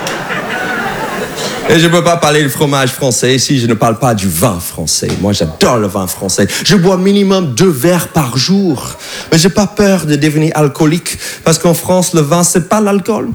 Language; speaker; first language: French; non-native, fluent; English